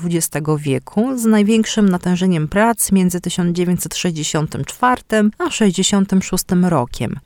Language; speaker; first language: Polish; native; Polish